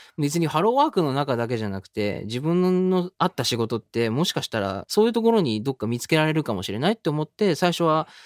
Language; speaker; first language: Japanese; native; Japanese